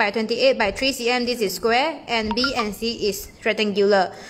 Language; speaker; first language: English; non-native, local second language; Chinese